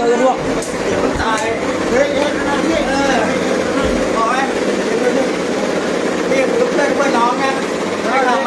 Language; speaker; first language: Thai; native; Thai